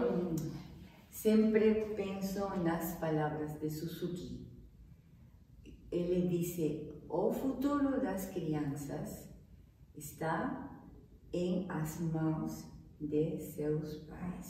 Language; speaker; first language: Portuguese; non-native, fluent; Spanish